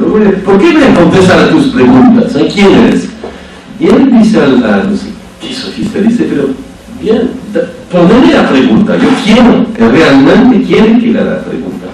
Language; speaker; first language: Spanish; non-native, fluent; French